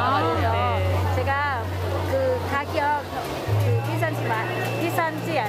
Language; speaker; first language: Korean; non-native, learner; Thai